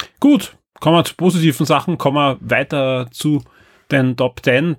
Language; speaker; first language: German; native; German